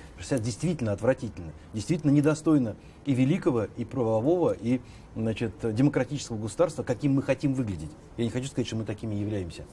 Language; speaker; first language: Russian; native; Russian